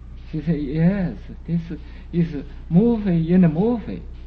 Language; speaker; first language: English; non-native, learner; Chinese